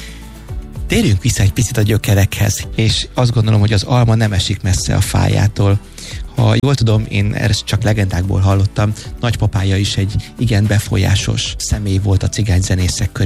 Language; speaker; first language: Hungarian; native; Hungarian